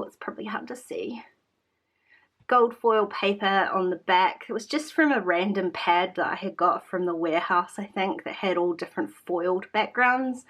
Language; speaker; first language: English; native; English